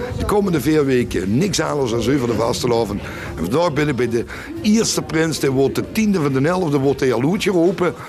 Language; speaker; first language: Dutch; non-native, local second language; Limburgish